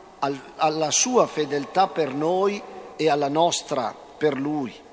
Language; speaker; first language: Italian; native; Italian